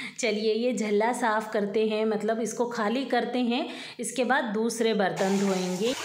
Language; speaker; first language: Hindi; native; Hindi